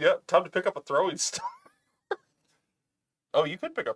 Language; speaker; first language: English; native; English